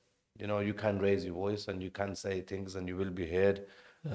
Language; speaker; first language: English; native; English